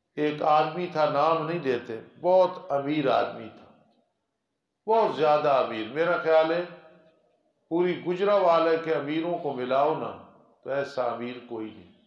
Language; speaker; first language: Urdu; non-native, local second language; Punjabi